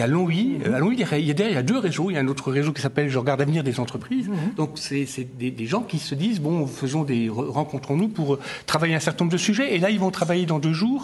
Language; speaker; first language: French; native; French